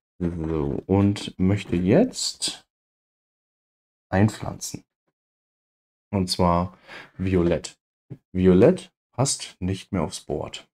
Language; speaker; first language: German; native; German